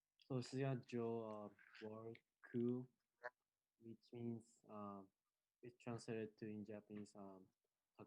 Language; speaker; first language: English; non-native, fluent; Japanese